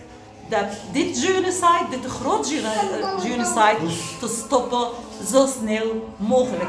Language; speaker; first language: Dutch; non-native, learner; Arabic